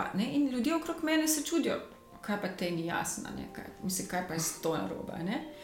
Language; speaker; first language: Slovenian; native; Slovenian